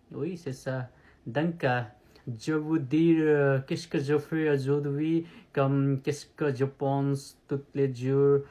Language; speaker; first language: French; non-native, learner; Nepali